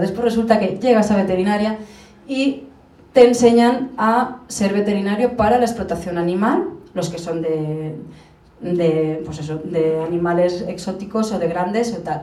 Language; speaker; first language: Spanish; native; Spanish